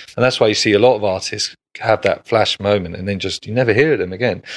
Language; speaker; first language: English; native; English